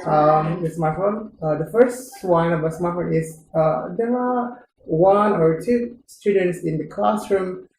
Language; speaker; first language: English; non-native, learner; Indonesian